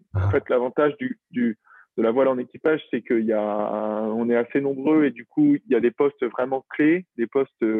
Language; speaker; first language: French; native; French